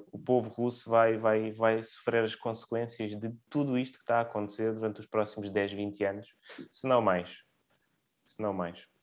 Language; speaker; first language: Portuguese; early bilingual, other home language; Russian